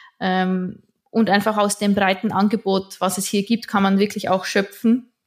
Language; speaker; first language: German; native; German